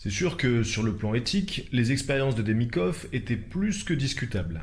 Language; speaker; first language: French; native; French